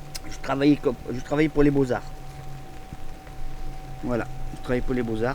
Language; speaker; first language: French; native; French